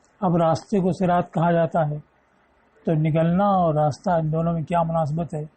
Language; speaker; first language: Urdu; native; Urdu